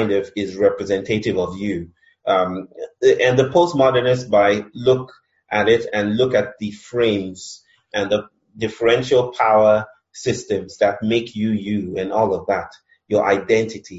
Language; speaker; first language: English; non-native, local second language; Yoruba